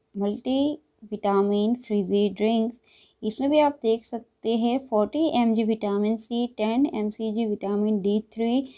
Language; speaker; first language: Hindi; non-native, local second language; Gujarati